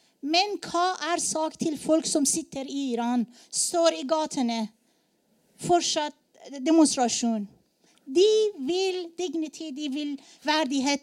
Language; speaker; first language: Norwegian; non-native, learner; Persian